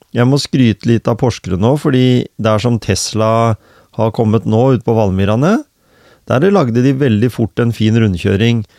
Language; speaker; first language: Norwegian; native; Norwegian